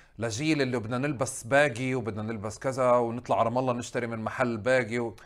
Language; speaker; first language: Arabic; native; Arabic